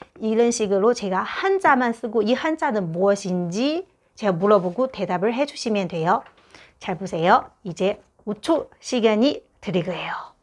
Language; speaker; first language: Korean; non-native, fluent; Chinese